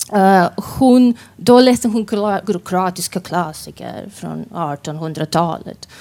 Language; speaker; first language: Swedish; non-native, fluent; Croatian